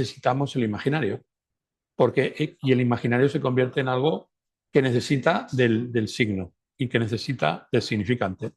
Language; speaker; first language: Spanish; native; Spanish